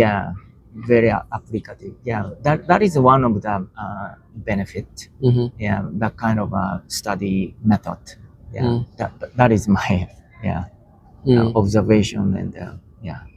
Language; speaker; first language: English; non-native, learner; Japanese